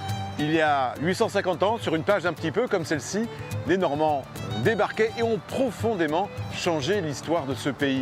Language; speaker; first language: French; native; French